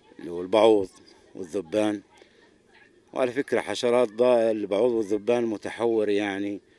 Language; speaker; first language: Arabic; native; Arabic